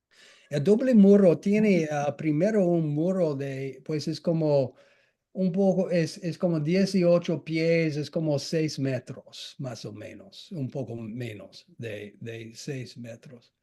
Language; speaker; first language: Spanish; non-native, fluent; English